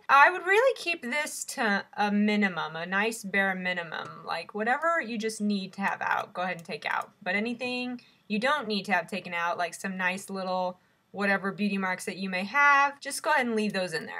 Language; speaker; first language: English; native; English